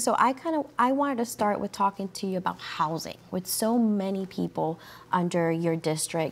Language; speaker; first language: English; early bilingual, other home language; Spanish